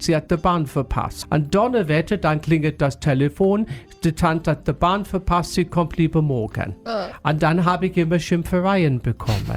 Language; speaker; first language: German; non-native, fluent; English